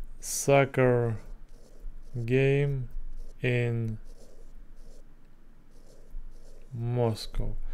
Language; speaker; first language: English; non-native, learner; Russian